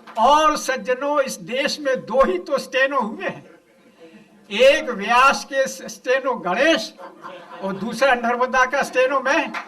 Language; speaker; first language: Hindi; non-native, local second language; Gujarati